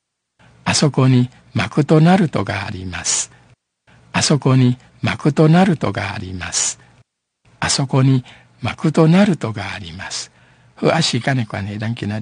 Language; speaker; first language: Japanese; non-native, fluent; Min Nan Chinese